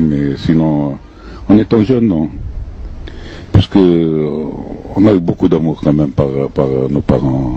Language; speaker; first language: French; non-native, local second language; Arabic